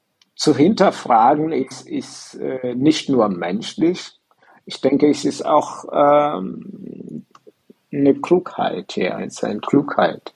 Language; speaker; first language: German; non-native, fluent; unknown